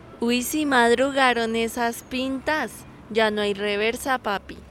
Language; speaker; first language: Spanish; native; Spanish